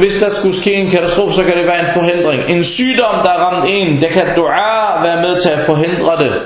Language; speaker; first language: Danish; non-native, fluent; Arabic